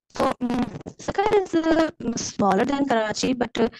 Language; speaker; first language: English; non-native, local second language; Urdu